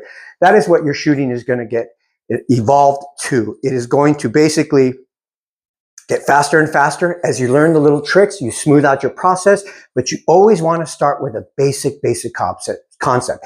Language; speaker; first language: English; native; English